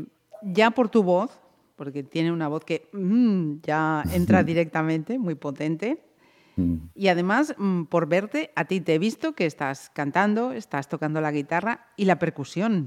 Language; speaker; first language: Spanish; native; Spanish